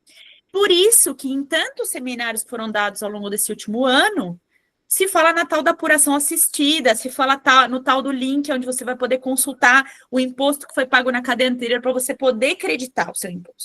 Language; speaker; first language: Portuguese; native; Portuguese